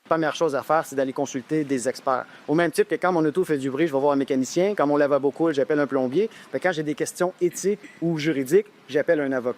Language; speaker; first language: French; native; French